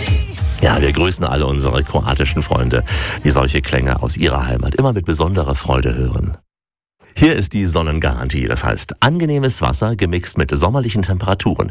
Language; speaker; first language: German; native; German